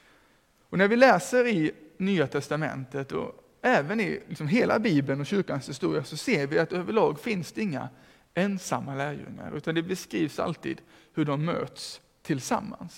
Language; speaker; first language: Swedish; native; Swedish